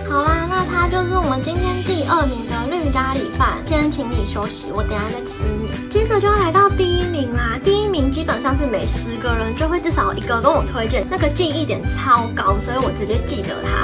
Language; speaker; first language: Chinese; native; Chinese